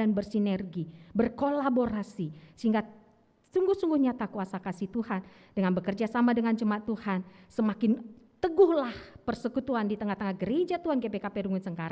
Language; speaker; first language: Indonesian; native; Indonesian